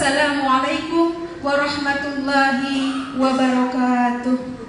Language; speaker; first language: Indonesian; native; Indonesian